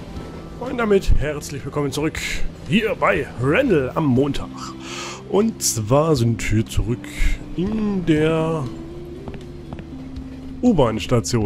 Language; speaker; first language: German; native; German